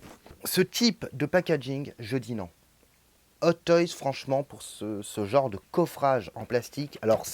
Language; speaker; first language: French; native; French